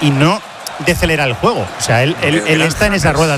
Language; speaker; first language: Spanish; native; Spanish